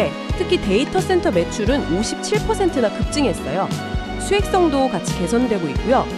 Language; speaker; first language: Korean; native; Korean